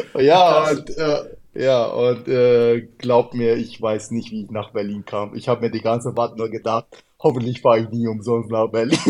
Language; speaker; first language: German; early bilingual, other home language; Arabic